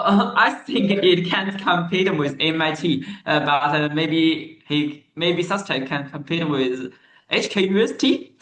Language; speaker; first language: English; non-native, learner; Chinese